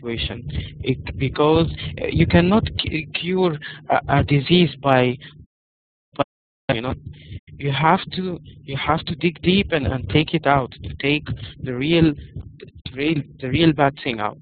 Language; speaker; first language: English; non-native, fluent; Arabic